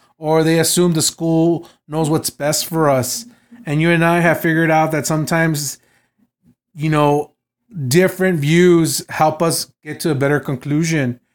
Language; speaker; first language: English; native; English